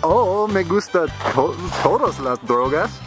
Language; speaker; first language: Spanish; non-native, learner; English